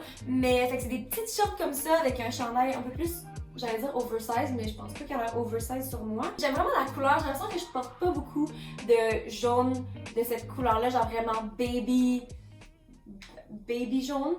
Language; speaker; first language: French; native; French